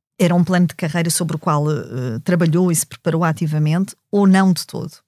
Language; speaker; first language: Portuguese; native; Portuguese